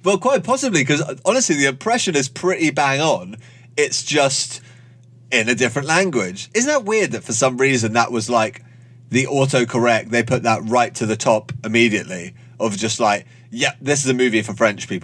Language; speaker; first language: English; native; English